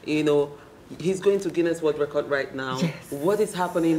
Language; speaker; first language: English; non-native, local second language; Igbo